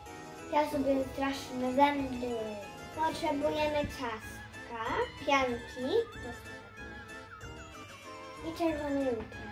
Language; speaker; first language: Polish; early bilingual, heritage; Polish